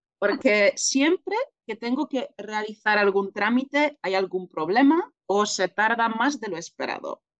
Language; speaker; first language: Spanish; non-native, fluent; Polish